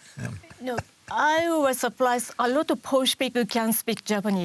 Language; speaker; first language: English; non-native, learner; Japanese